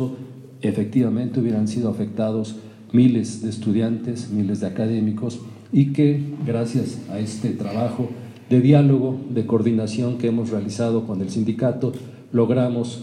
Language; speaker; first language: Spanish; native; Spanish